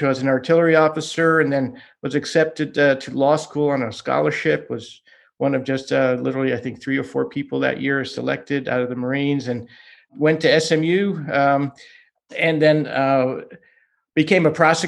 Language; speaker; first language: English; early bilingual, other home language; Hungarian